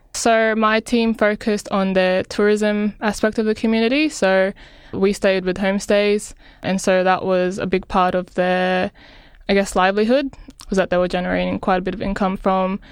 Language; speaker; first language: English; non-native, local second language; Filipino